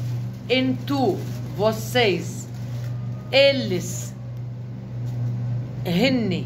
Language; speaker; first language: Portuguese; non-native, fluent; Arabic